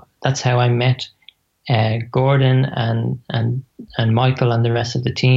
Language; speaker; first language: English; native; English